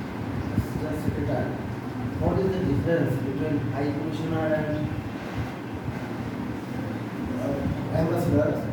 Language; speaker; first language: English; non-native, learner; Bangla